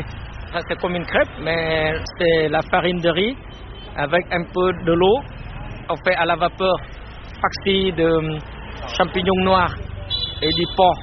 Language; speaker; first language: French; non-native, local second language; Vietnamese